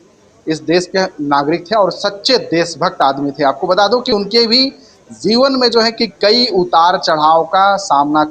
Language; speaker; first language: Hindi; native; Hindi